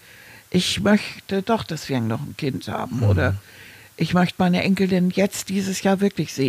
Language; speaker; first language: German; native; German